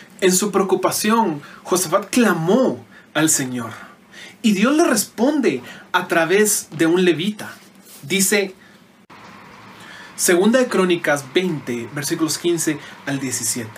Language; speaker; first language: Spanish; native; Spanish